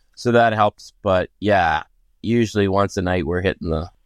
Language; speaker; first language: English; native; English